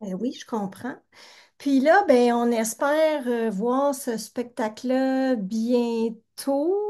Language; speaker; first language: French; native; French